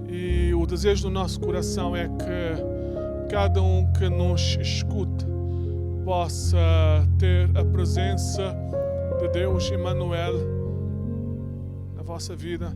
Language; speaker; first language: Portuguese; native; Portuguese